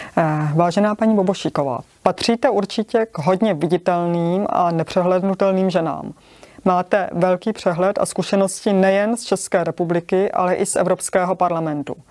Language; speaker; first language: Czech; native; Czech